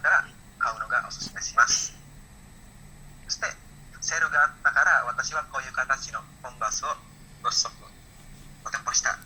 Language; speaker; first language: Japanese; non-native, learner; Indonesian